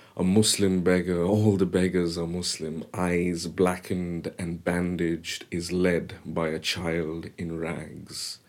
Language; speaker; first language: English; non-native, local second language; Bangla